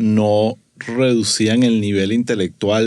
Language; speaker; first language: Spanish; native; Spanish